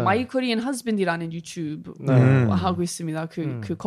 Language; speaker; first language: Korean; non-native, learner; English